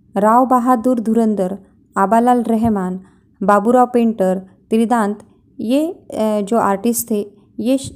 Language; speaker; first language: Hindi; non-native, local second language; Marathi